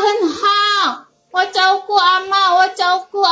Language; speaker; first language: Chinese; non-native, learner; Indonesian